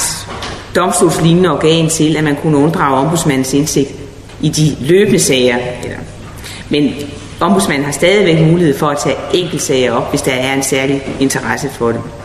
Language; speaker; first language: Danish; native; Danish